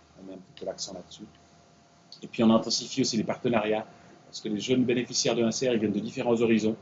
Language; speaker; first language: French; native; French